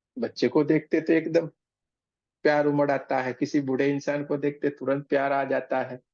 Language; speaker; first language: Hindi; non-native, local second language; Gujarati